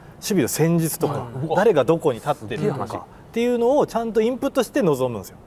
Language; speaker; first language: Japanese; native; Japanese